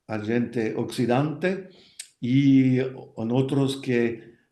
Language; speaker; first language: Spanish; non-native, fluent; French